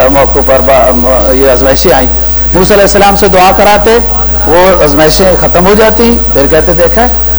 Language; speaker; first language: Urdu; native; Urdu